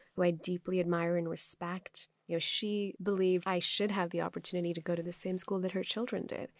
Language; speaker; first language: English; non-native, local second language; Urdu